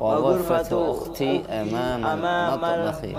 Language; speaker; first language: Arabic; non-native, learner; Indonesian